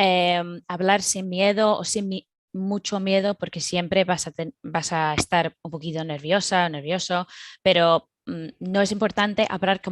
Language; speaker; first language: Spanish; non-native, fluent; English